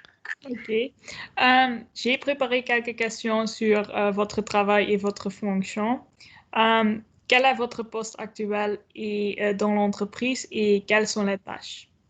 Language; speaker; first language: French; non-native, learner; Dutch